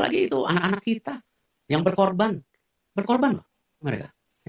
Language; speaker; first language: Indonesian; native; Indonesian